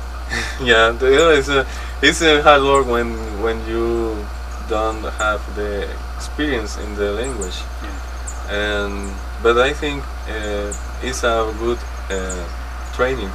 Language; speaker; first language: English; non-native, learner; Spanish